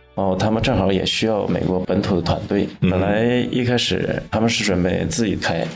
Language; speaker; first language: Chinese; native; Chinese